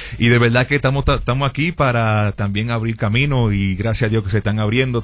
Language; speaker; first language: Spanish; early bilingual, heritage; Spanish